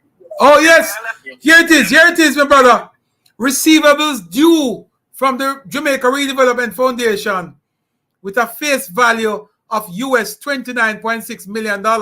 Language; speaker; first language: English; native; English